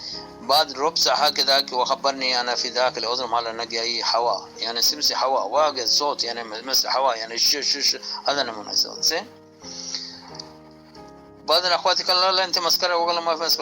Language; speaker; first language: Arabic; non-native, learner; Urdu